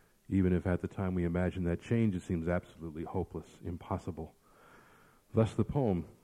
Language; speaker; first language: English; early bilingual, other home language; Spanish